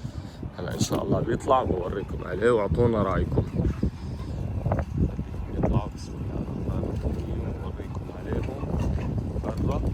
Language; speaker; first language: Arabic; native; Arabic